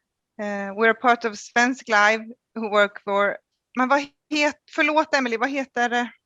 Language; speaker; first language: Swedish; native; Swedish